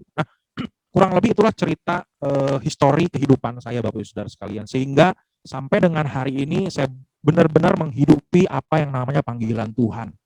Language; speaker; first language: Indonesian; native; Indonesian